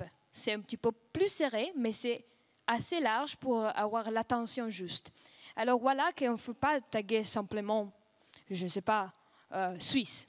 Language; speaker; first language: French; non-native, fluent; Russian